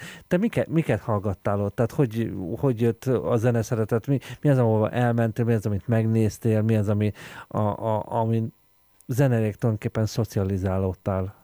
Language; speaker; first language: Hungarian; native; Hungarian